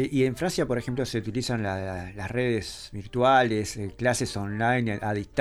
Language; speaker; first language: Spanish; native; Spanish